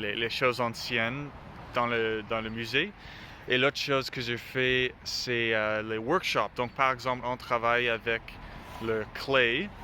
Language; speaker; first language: French; non-native, learner; English